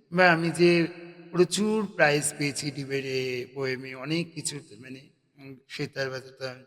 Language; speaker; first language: Bangla; native; Bangla